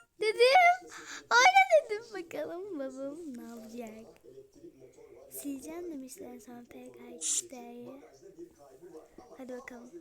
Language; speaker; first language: Turkish; native; Turkish